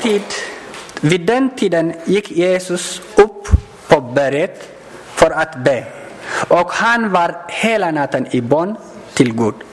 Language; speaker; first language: Swedish; non-native, learner; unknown